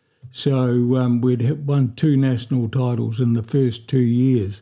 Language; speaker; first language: English; native; English